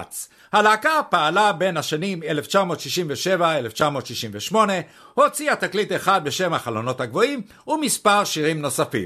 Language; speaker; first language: Hebrew; native; Hebrew